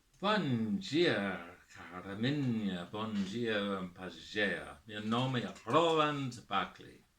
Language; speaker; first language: Portuguese; non-native, learner; English